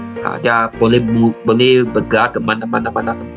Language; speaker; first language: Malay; non-native, local second language; Chinese